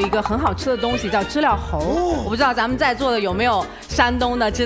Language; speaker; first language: Chinese; native; Chinese